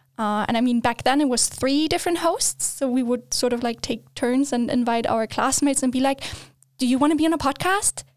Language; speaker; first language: English; non-native, fluent; German